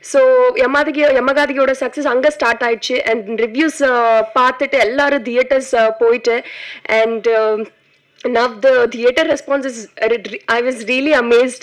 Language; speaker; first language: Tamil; non-native, learner; Telugu